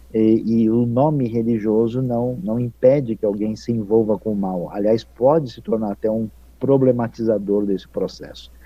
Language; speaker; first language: Portuguese; non-native, fluent; Ukrainian